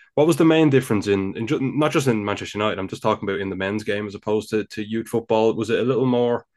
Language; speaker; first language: English; native; English